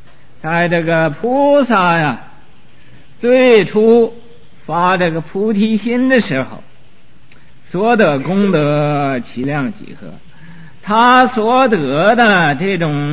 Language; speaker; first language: Chinese; native; Chinese